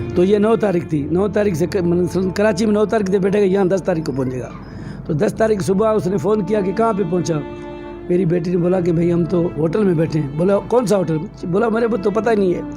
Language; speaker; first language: Urdu; non-native, local second language; Sindhi